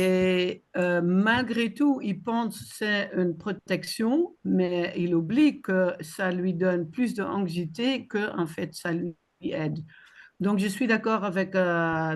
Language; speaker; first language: French; non-native, fluent; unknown